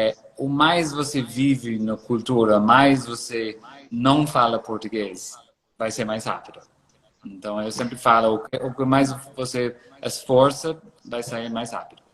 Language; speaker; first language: Portuguese; non-native, fluent; English